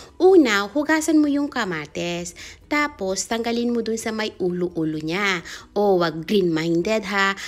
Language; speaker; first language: Filipino; non-native, local second language; Iloko